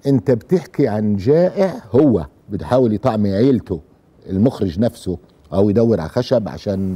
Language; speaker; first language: Arabic; native; Arabic